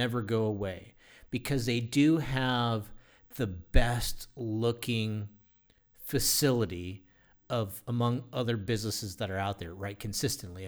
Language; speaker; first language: English; native; English